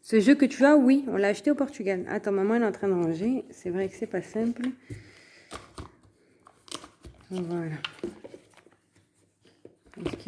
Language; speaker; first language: French; native; French